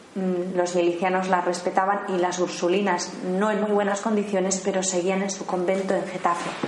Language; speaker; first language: Spanish; native; Spanish